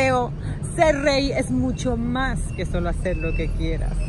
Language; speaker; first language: Spanish; native; Spanish